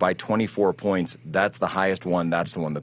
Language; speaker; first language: English; native; English